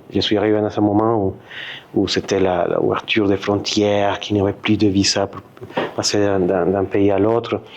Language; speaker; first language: French; non-native, fluent; Spanish